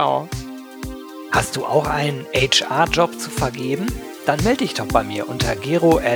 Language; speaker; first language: German; native; German